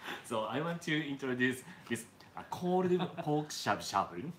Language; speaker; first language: English; non-native, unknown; Japanese